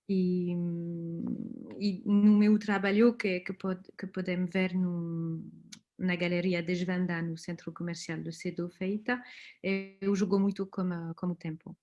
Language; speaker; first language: Portuguese; non-native, fluent; French